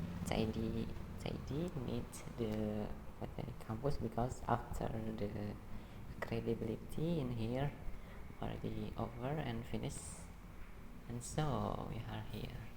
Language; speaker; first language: English; non-native, learner; Indonesian